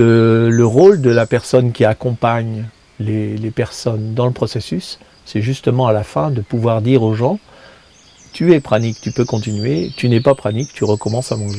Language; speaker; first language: French; native; French